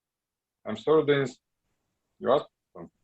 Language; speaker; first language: English; non-native, learner; Russian